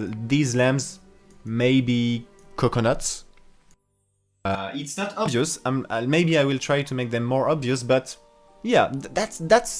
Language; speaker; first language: English; non-native, fluent; French